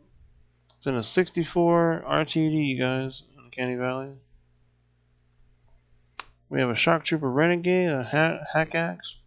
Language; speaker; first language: English; native; English